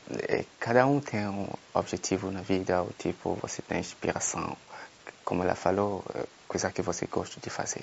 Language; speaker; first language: Portuguese; non-native, fluent; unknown